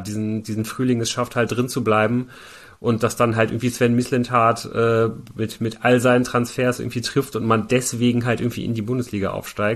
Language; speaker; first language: German; native; German